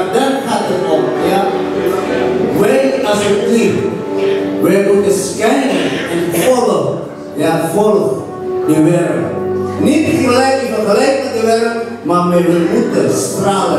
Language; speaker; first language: Dutch; non-native, fluent; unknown